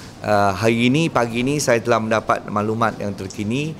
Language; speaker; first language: Malay; non-native, local second language; Chinese